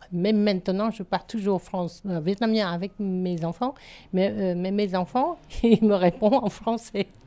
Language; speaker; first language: French; non-native, fluent; Vietnamese